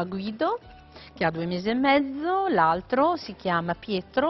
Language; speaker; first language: Italian; native; Italian